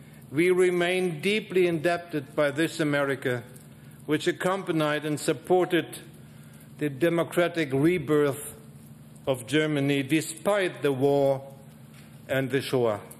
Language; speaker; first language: English; non-native, fluent; German